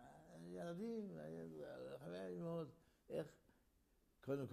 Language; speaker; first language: Hebrew; early bilingual, other home language; Yiddish